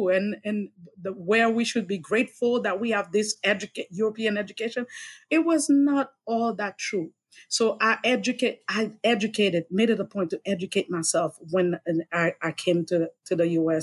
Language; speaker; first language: English; non-native, fluent; Haitian Creole